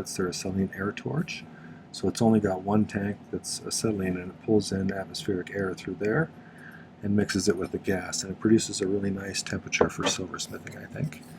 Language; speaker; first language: English; native; English